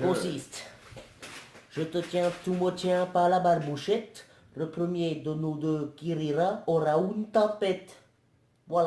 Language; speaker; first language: French; native; French